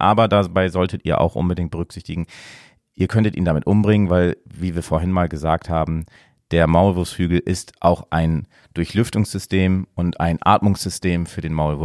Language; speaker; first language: German; native; German